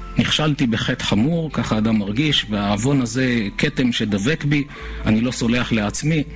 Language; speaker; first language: Hebrew; native; Hebrew